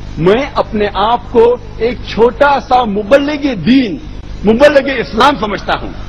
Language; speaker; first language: Urdu; non-native, local second language; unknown